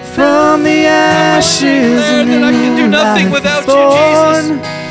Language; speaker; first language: English; native; English